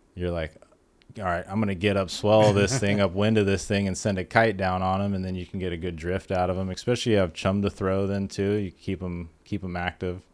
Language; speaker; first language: English; native; English